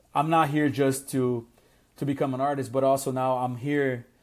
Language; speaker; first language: English; non-native, fluent; Portuguese